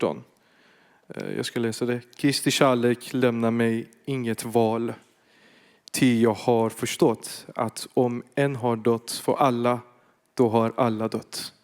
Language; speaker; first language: Swedish; non-native, fluent; Persian